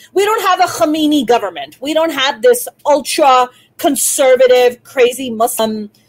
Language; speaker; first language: English; non-native, local second language; Urdu